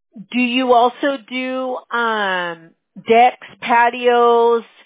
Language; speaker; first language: English; early bilingual, other home language; Spanish